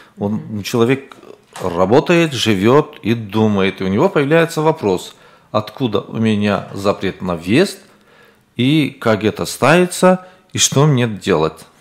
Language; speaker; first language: Russian; non-native, local second language; Tajik